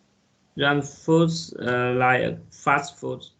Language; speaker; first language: English; non-native, learner; Vietnamese